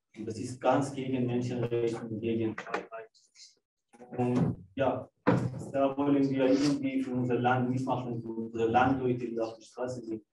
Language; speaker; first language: German; non-native, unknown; Persian